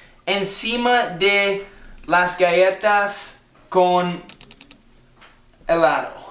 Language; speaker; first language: Spanish; non-native, learner; English